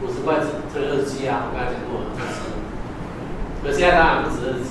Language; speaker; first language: Chinese; native; Chinese